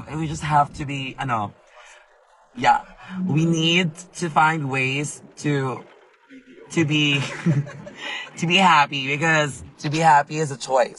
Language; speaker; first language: English; non-native, local second language; Cebuano